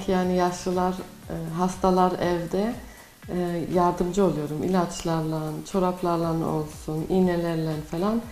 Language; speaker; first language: Turkish; early bilingual, heritage; Turkish